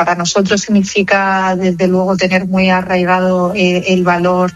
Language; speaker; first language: Spanish; native; Spanish